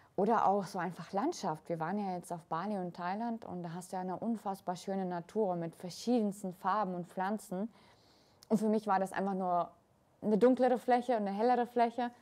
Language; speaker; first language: German; early bilingual, other home language; Russian